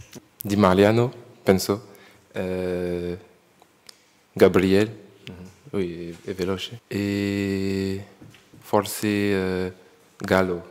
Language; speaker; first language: Italian; non-native, learner; French